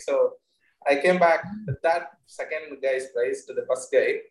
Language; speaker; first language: English; non-native, local second language; Tamil